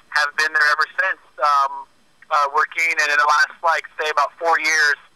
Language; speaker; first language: English; native; English